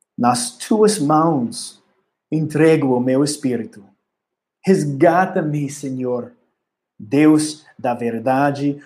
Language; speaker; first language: Portuguese; non-native, learner; English